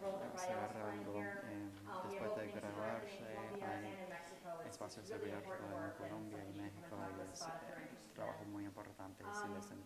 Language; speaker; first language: Spanish; non-native, fluent; English